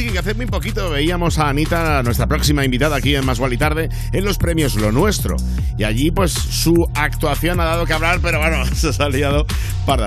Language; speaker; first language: Spanish; native; Spanish